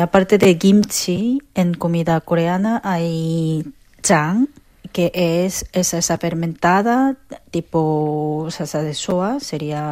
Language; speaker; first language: Spanish; non-native, learner; Korean